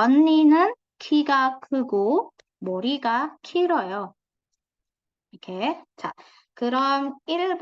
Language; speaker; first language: Korean; non-native, fluent; Indonesian